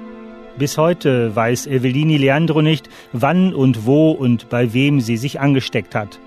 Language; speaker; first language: German; native; German